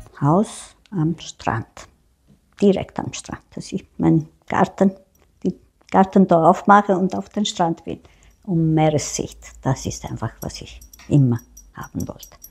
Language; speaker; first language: German; non-native, fluent; Italian